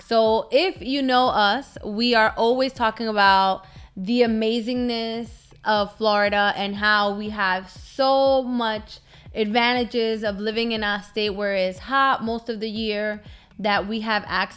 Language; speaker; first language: English; early bilingual, other home language; Spanish